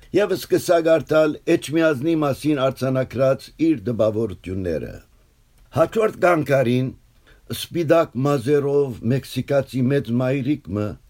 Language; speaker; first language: Armenian; early bilingual, heritage; Armenian